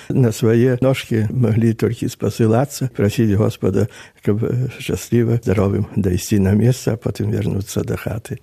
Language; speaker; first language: Belarusian; native; Belarusian